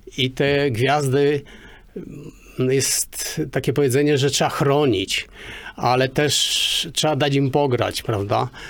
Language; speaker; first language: Polish; native; Polish